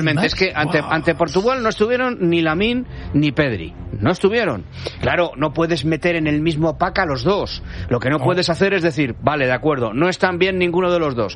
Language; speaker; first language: Spanish; native; Spanish